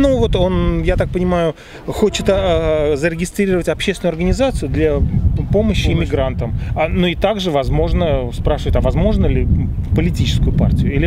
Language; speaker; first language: Russian; native; Russian